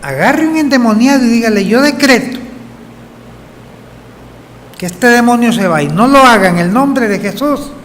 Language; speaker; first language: Spanish; native; Spanish